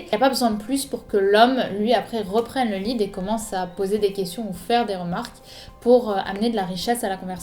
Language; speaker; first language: French; native; French